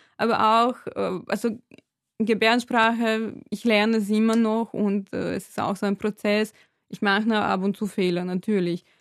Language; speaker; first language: German; non-native, fluent; Serbian